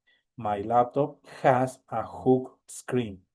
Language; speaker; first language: English; non-native, fluent; Spanish